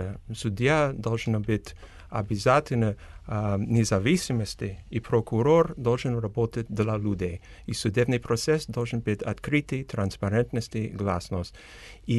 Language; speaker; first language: Russian; non-native, fluent; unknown